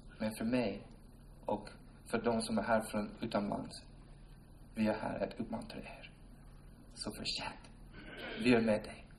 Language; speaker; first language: Swedish; non-native, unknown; English